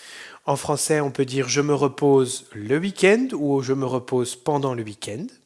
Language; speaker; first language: French; non-native, fluent; Dutch